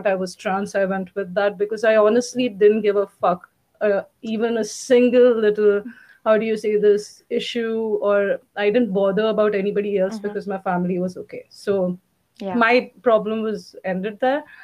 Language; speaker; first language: English; non-native, local second language; Hindi